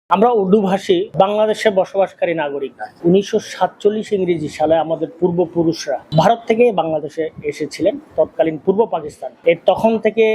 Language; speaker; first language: Bangla; non-native, local second language; Urdu